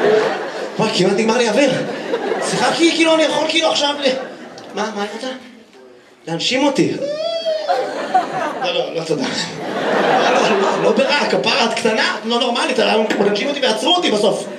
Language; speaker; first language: Hebrew; native; Hebrew